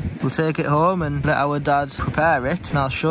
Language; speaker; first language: English; native; English